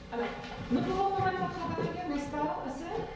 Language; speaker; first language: French; non-native, fluent; Russian